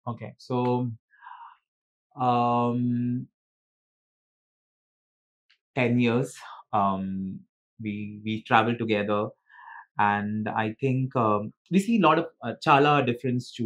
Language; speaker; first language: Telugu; non-native, fluent; Bangla